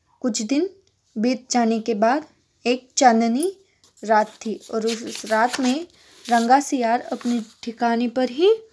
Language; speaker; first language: Hindi; non-native, local second language; Kannada